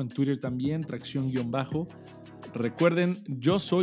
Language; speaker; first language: Spanish; native; Spanish